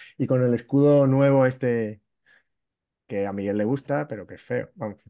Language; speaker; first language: Spanish; native; Spanish